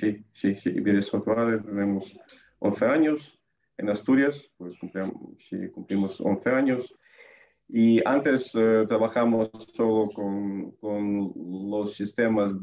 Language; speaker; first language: Spanish; non-native, fluent; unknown